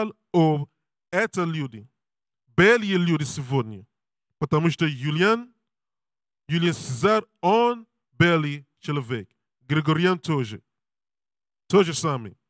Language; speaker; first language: Russian; non-native, learner; English